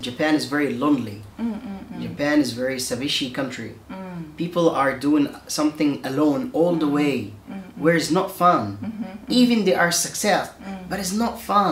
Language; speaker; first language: English; non-native, fluent; Arabic